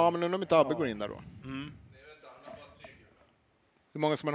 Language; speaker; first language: Swedish; native; Swedish